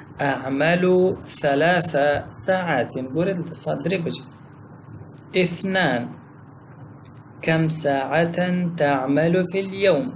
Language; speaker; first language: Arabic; non-native, fluent; Pashto